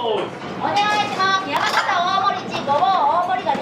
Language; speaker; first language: Japanese; native; Japanese